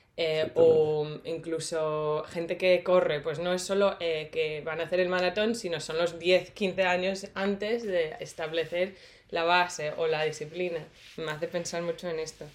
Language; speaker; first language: Spanish; non-native, fluent; English